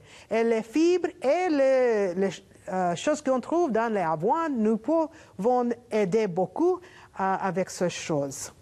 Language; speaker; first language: French; non-native, learner; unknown